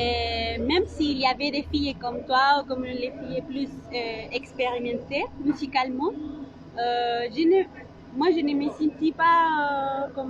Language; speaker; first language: French; non-native, learner; Spanish